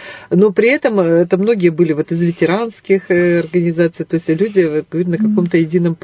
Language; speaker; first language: Russian; native; Russian